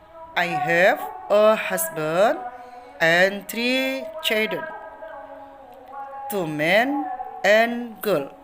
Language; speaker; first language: English; non-native, learner; Indonesian